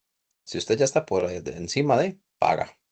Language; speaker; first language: Spanish; native; Spanish